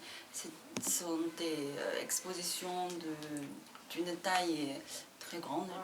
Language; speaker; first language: French; non-native, fluent; Chinese